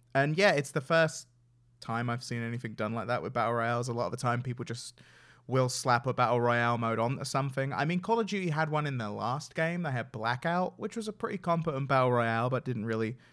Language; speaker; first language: English; native; English